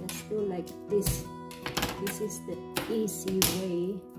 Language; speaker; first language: English; non-native, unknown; Indonesian